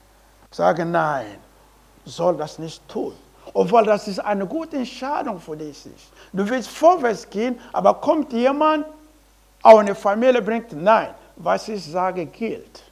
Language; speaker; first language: German; non-native, learner; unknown